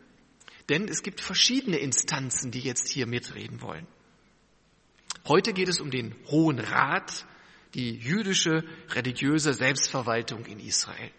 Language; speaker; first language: German; native; German